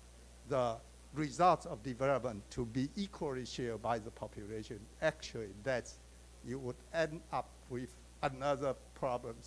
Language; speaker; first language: English; non-native, fluent; Chinese